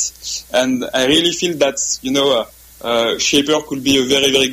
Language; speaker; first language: English; non-native, fluent; French